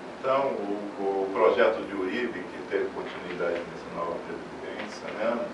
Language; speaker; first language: Portuguese; non-native, learner; Spanish